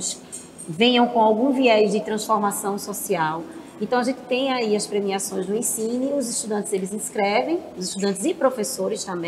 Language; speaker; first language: Portuguese; native; Portuguese